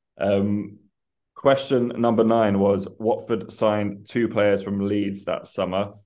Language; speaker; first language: English; early bilingual, other home language; Persian